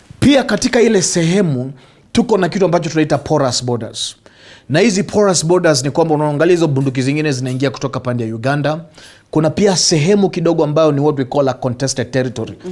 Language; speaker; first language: Swahili; non-native, local second language; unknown